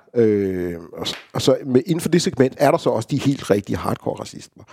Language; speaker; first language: Danish; early bilingual, other home language; Romanian